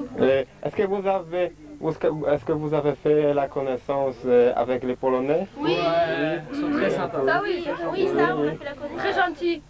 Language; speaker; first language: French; non-native, learner; Polish